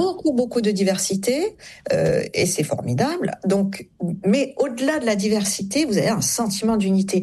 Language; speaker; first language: French; native; French